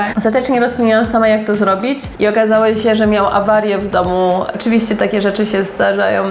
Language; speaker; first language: Polish; native; Polish